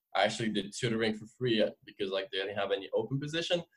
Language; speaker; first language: English; non-native, fluent; French